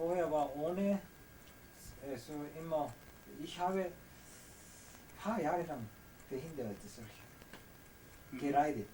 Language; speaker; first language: German; non-native, learner; Korean